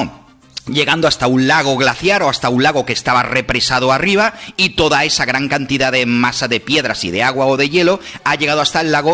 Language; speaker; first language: Spanish; native; Spanish